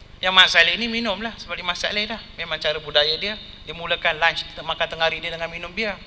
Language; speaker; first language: Malay; non-native, local second language; Tamil